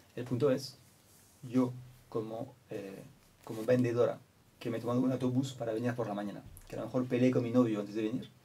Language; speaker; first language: Spanish; non-native, fluent; French